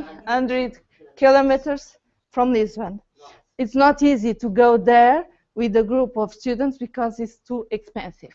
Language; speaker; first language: English; non-native, learner; Portuguese